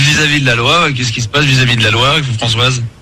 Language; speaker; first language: French; native; French